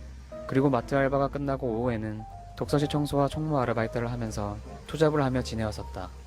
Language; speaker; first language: Korean; native; Korean